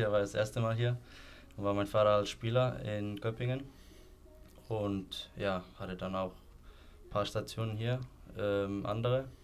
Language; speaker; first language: German; non-native, fluent; Icelandic